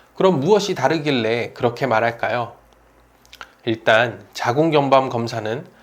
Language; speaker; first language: Korean; native; Korean